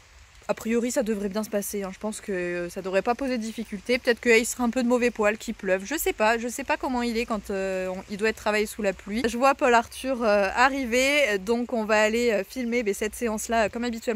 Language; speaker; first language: French; native; French